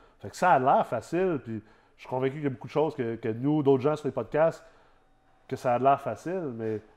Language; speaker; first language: French; early bilingual, other home language; English